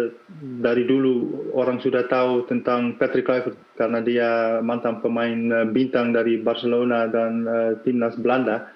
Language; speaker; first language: Indonesian; non-native, fluent; Dutch